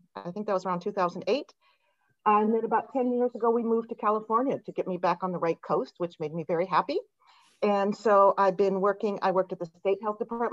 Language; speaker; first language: English; native; English